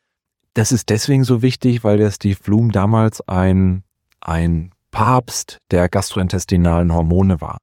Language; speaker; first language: German; native; German